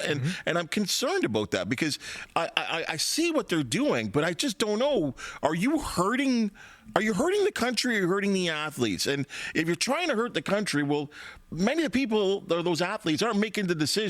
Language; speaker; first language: English; native; English